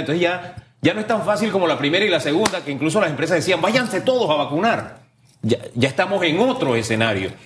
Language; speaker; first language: Spanish; native; Spanish